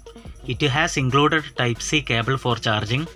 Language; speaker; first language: English; non-native, local second language; Malayalam